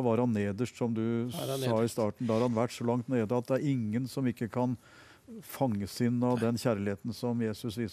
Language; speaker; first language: Norwegian; native; Norwegian